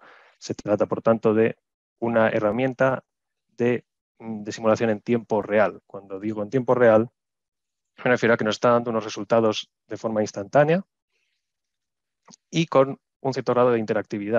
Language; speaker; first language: Spanish; native; Spanish